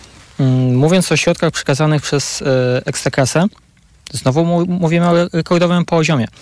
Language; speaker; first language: Polish; native; Polish